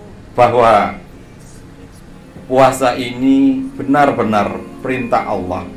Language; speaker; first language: Indonesian; native; Indonesian